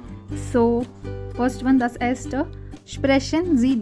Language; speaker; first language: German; non-native, fluent; Hindi